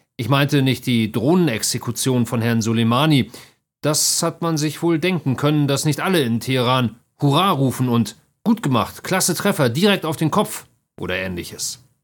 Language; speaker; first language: German; native; German